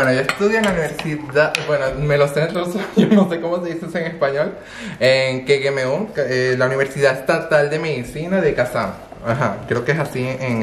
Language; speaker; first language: Spanish; native; Spanish